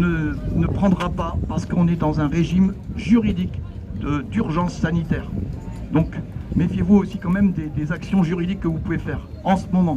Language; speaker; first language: French; native; French